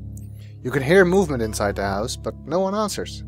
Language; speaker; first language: English; native; English